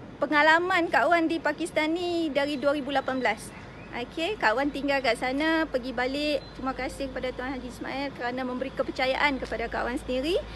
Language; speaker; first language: Malay; native; Malay